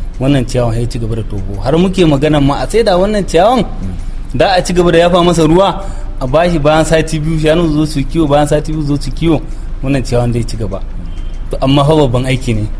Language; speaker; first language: Hausa; non-native, local second language; Fula